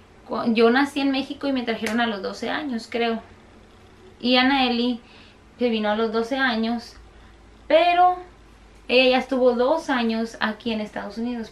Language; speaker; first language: Spanish; native; Spanish